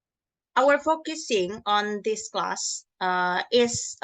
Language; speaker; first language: English; non-native, learner; Indonesian